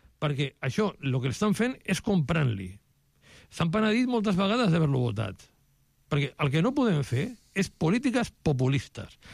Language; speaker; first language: Catalan; non-native, local second language; Spanish